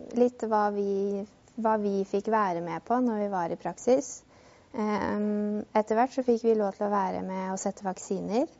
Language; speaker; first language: Norwegian; native; Norwegian